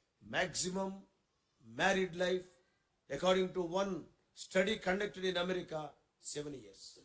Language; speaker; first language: English; non-native, local second language; Telugu